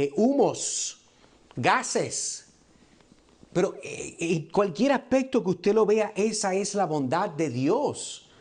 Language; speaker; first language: Spanish; early bilingual, heritage; Spanish